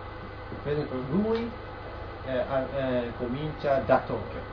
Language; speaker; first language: Italian; non-native, learner; Japanese